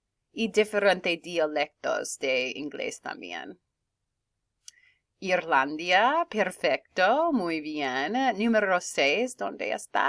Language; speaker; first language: Spanish; non-native, fluent; English